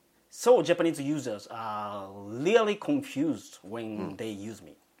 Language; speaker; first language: English; non-native, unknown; Japanese